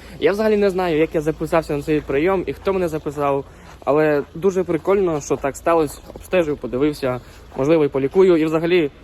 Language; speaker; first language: Ukrainian; native; Ukrainian